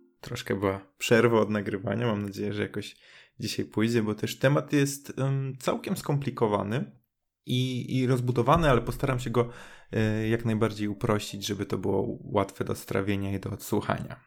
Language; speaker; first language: Polish; native; Polish